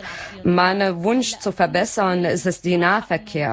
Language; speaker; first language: German; non-native, learner; Arabic